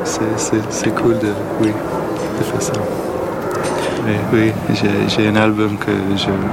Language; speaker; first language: French; non-native, learner; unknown